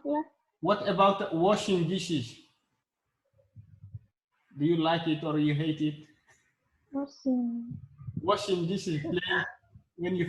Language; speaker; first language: English; non-native, learner; Arabic